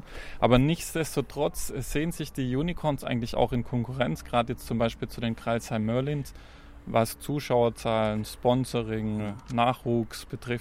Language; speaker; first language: German; native; German